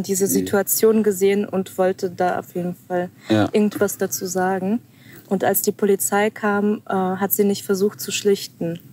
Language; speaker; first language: German; native; German